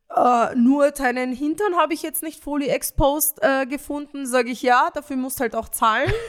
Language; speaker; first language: German; early bilingual, other home language; Romanian